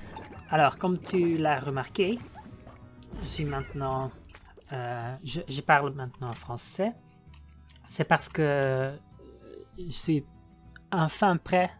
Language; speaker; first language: French; non-native, learner; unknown